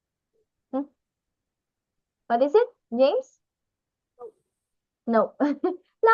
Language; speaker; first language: English; non-native, local second language; Filipino